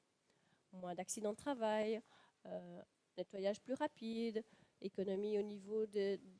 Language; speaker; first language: French; native; French